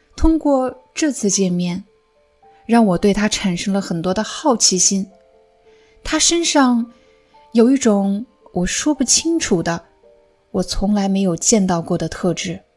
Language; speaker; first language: Chinese; native; Chinese